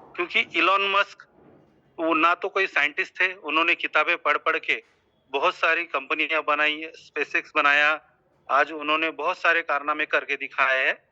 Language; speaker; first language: Hindi; non-native, local second language; Marathi